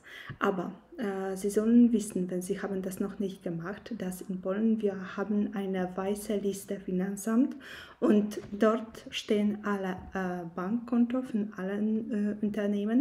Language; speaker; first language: German; non-native, fluent; Polish